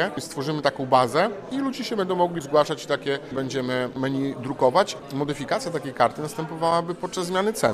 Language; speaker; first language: Polish; native; Polish